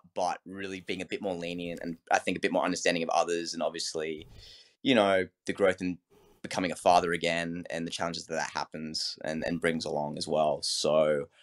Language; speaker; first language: English; native; English